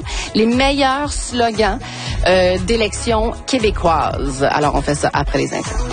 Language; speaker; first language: French; native; French